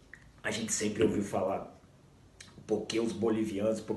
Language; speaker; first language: Portuguese; native; Portuguese